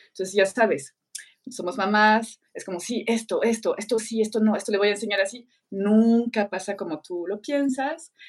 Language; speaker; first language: Spanish; non-native, fluent; French